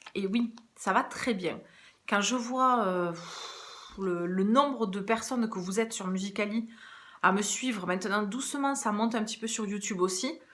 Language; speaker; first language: French; early bilingual, other home language; Portuguese